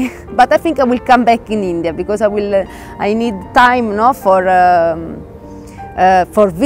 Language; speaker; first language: English; non-native, learner; Italian